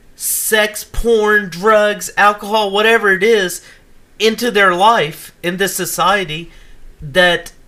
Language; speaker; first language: English; native; English